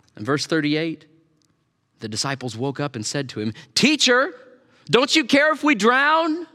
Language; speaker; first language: English; native; English